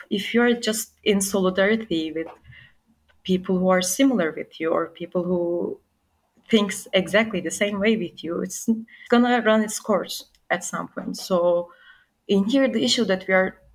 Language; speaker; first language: English; non-native, fluent; Turkish